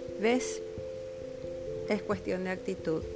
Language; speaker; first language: Spanish; native; Spanish